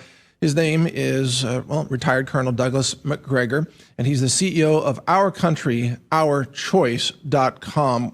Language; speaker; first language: English; native; English